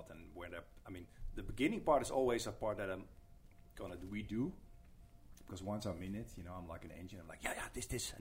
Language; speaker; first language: English; non-native, fluent; Dutch